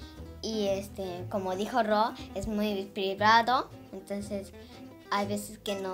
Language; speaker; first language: Spanish; early bilingual, heritage; Spanish